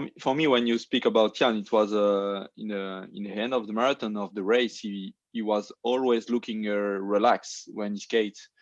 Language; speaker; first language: English; non-native, learner; French